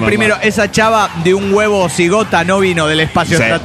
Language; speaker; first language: Spanish; native; Spanish